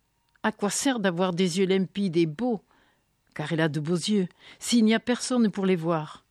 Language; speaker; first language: French; native; French